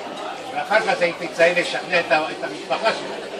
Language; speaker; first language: Hebrew; non-native, fluent; Spanish